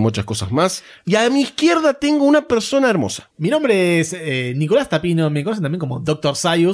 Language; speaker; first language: Spanish; native; Spanish